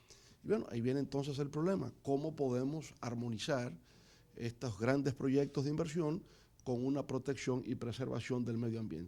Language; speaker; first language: Spanish; native; Spanish